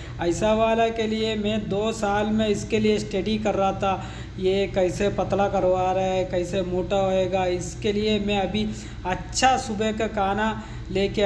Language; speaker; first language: Hindi; non-native, local second language; Malayalam